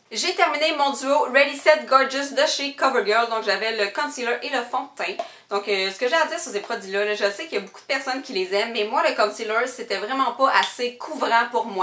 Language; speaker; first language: French; native; French